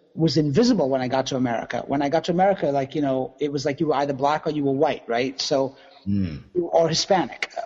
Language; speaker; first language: English; native; English